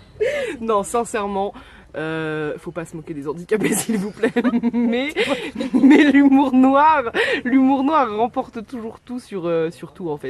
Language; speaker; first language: French; native; French